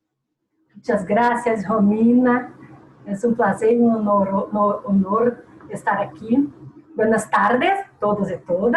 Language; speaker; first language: Spanish; non-native, learner; Portuguese